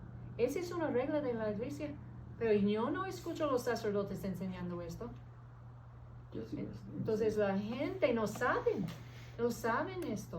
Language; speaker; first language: Spanish; early bilingual, heritage; English